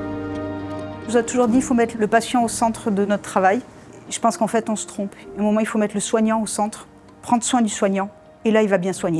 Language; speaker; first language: French; native; French